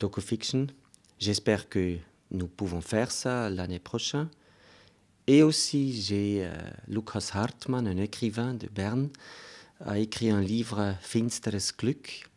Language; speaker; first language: French; non-native, local second language; German